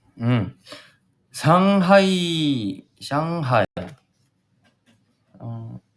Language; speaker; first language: Chinese; non-native, learner; Korean